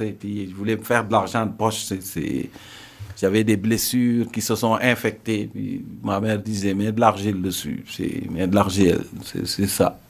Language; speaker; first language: French; non-native, local second language; Serer